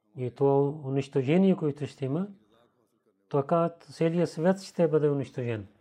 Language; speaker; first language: Bulgarian; non-native, learner; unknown